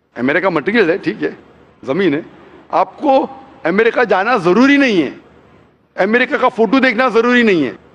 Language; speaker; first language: Hindi; non-native, local second language; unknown